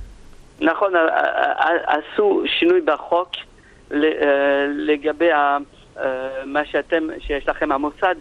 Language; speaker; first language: Hebrew; non-native, fluent; French